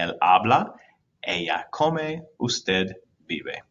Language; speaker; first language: Spanish; non-native, fluent; English